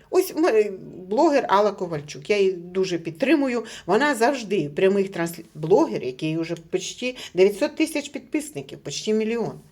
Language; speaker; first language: Ukrainian; native; Ukrainian